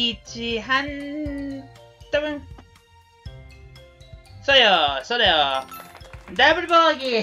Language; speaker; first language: Japanese; non-native, learner; Spanish